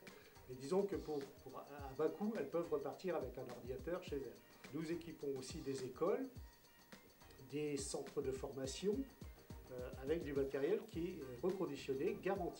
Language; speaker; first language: French; native; French